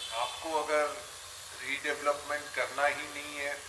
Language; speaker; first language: Hindi; non-native, local second language; Marathi